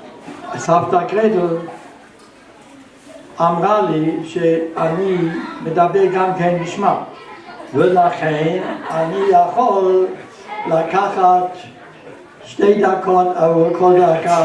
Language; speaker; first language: Hebrew; non-native, fluent; German